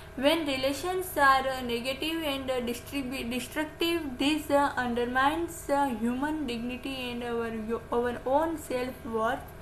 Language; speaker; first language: English; non-native, local second language; Gujarati